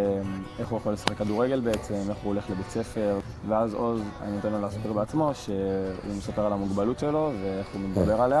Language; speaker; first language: Hebrew; native; Hebrew